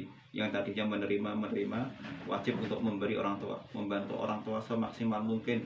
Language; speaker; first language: Indonesian; native; Indonesian